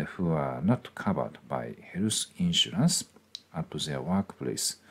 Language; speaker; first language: English; non-native, fluent; Japanese